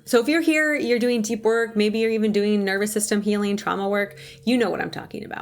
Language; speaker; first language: English; native; English